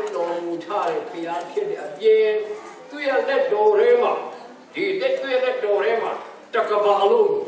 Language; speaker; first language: Burmese; non-native, local second language; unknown